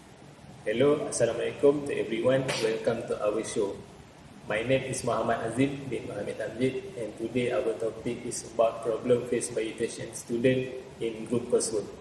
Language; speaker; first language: English; non-native, learner; Malay